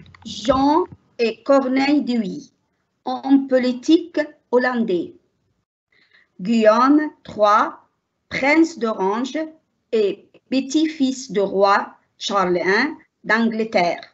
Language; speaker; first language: French; non-native, learner; Arabic